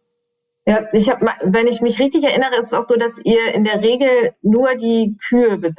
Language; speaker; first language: German; native; German